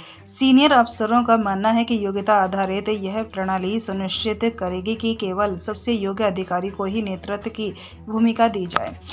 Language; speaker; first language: Hindi; native; Hindi